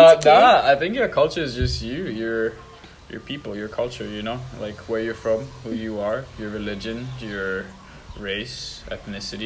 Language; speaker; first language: English; non-native, local second language; Tamil